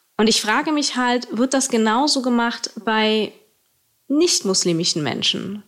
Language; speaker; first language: German; early bilingual, other home language; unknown